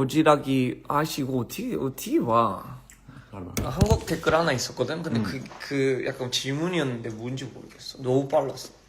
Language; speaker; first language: Korean; early bilingual, heritage; English